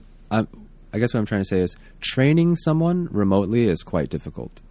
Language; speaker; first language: English; native; English